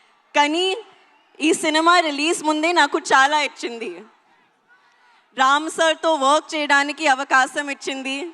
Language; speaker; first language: Telugu; non-native, local second language; Hindi